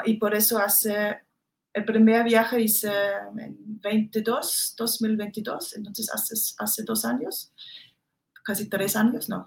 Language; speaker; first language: Spanish; non-native, fluent; German